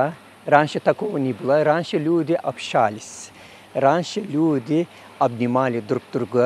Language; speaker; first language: Russian; non-native, learner; Turkish